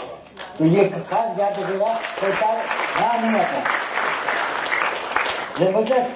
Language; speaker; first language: Hindi; native; Hindi